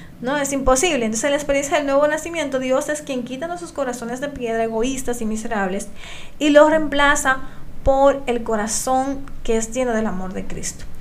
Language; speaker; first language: Spanish; native; Spanish